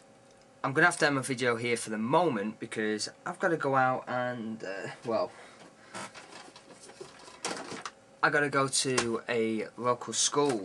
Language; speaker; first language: English; native; English